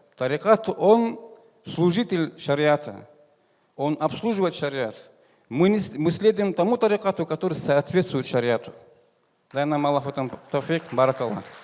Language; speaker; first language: Russian; non-native, local second language; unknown